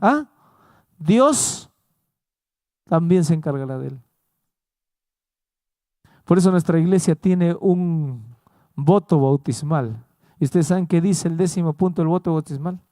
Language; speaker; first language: Spanish; native; Spanish